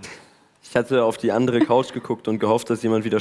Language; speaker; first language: German; native; German